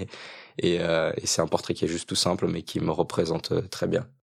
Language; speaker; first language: French; early bilingual, other home language; Portuguese